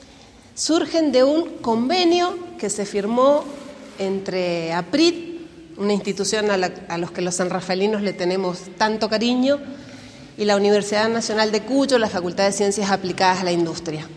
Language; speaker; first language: Spanish; native; Spanish